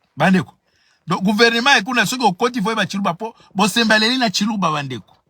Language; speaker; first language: Lingala; native; Lingala